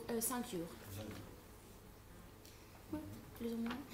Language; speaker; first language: French; non-native, fluent; Spanish